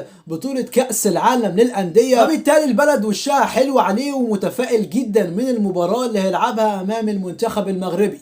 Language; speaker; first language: Arabic; native; Arabic